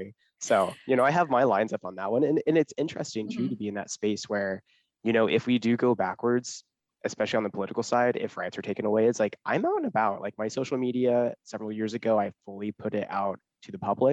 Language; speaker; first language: English; native; English